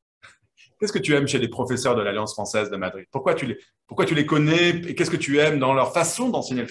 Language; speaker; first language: French; native; French